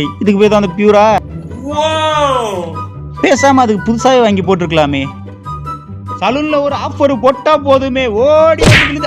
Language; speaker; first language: Tamil; native; Tamil